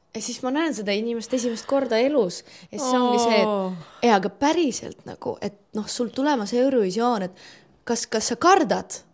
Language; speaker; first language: Estonian; non-native, local second language; Russian